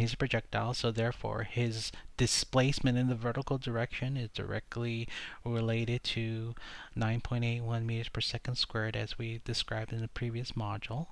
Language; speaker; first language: English; native; English